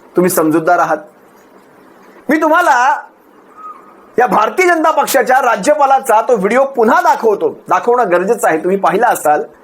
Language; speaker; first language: Marathi; native; Marathi